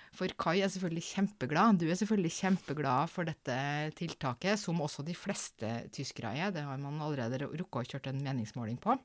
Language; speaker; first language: Norwegian; native; Norwegian